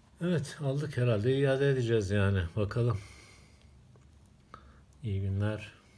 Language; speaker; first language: Turkish; native; Turkish